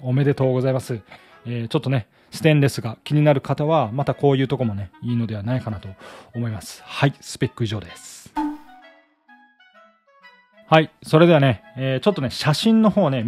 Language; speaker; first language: Japanese; native; Japanese